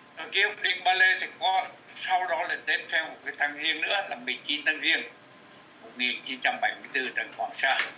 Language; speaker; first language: Vietnamese; native; Vietnamese